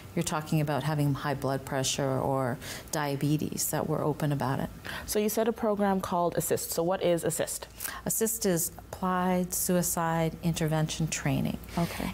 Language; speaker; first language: English; native; English